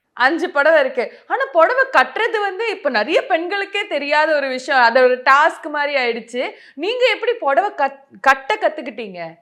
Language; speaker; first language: Tamil; native; Tamil